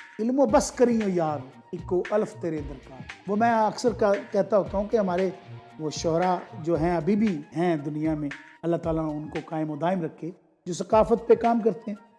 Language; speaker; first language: Urdu; non-native, local second language; Punjabi